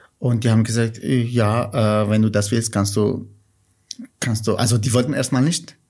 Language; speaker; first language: German; non-native, fluent; Kurdish